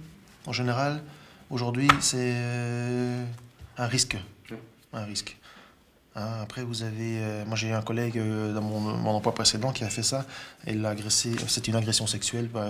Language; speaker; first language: French; native; French